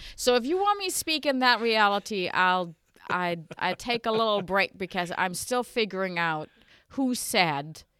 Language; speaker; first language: English; non-native, fluent; German